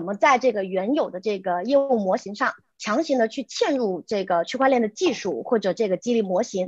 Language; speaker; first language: Chinese; native; Chinese